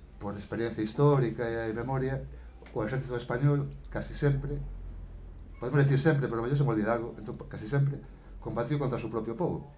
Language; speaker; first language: Galician; native; Galician